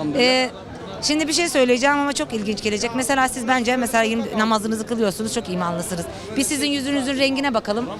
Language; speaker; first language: Turkish; non-native, fluent; Persian